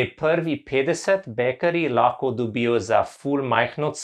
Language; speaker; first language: Slovenian; non-native, learner; English